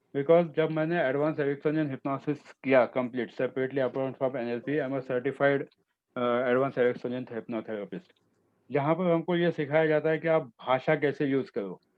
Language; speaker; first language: Hindi; non-native, local second language; Marathi